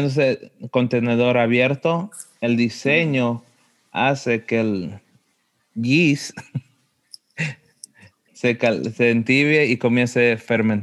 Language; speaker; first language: Spanish; early bilingual, heritage; Spanish